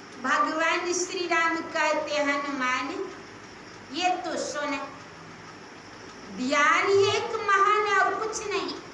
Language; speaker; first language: Hindi; native; Hindi